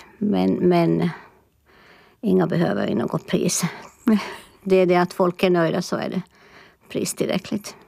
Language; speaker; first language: Swedish; non-native, local second language; Finnish